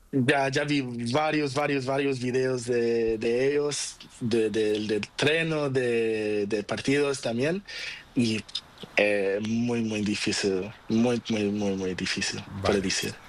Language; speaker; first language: Spanish; non-native, learner; Portuguese